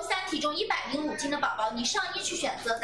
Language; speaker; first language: Chinese; native; Chinese